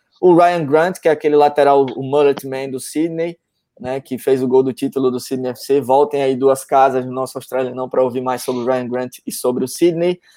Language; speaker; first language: Portuguese; native; Portuguese